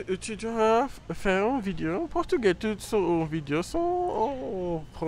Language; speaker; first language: French; non-native, learner; Portuguese